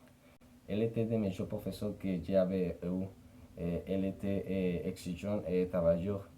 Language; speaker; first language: French; non-native, learner; Spanish